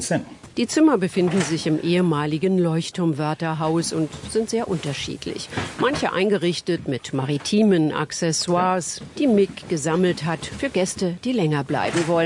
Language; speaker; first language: German; native; German